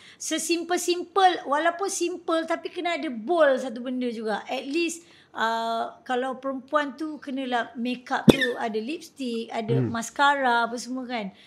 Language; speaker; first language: Malay; native; Malay